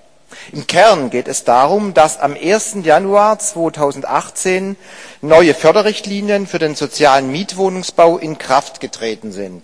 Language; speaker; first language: German; native; German